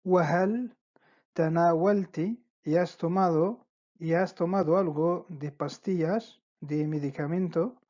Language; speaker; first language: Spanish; non-native, fluent; Arabic